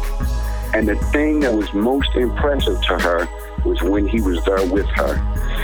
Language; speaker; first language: English; native; English